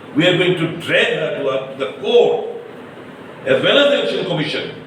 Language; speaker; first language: English; non-native, local second language; Bangla